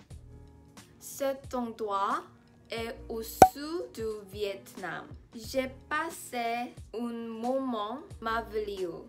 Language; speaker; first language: French; non-native, learner; Korean